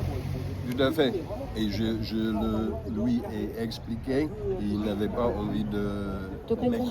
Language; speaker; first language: French; non-native, fluent; English